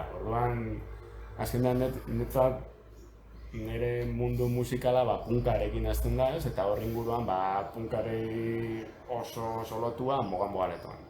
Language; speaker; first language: Basque; native; Basque